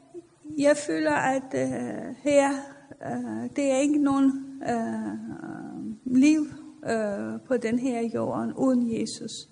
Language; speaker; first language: Danish; non-native, fluent; Persian